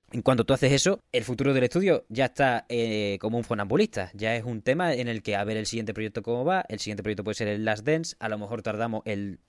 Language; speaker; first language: Spanish; native; Spanish